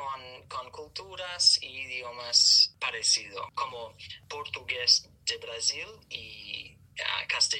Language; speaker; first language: Spanish; non-native, learner; English